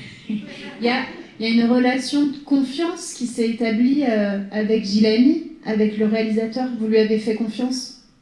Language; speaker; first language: French; native; French